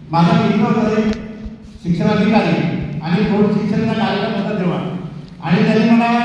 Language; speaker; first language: Marathi; non-native, local second language; Bhili